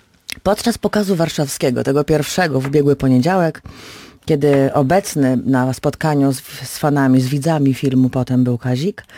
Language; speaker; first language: Polish; native; Polish